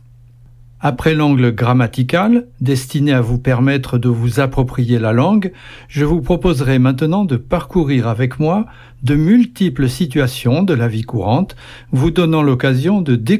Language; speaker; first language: French; native; French